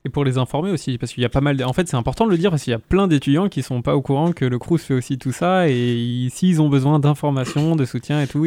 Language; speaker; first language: French; native; French